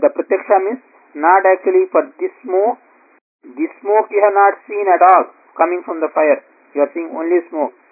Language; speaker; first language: English; non-native, local second language; Kannada